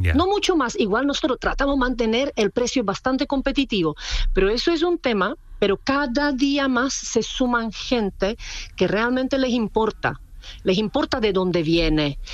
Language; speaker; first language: Spanish; non-native, fluent; Czech